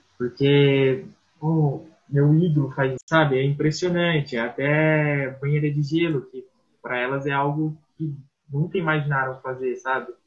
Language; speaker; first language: Portuguese; native; Portuguese